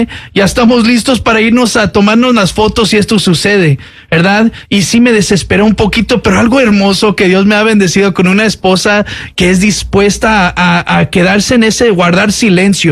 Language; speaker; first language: Spanish; early bilingual, heritage; Spanish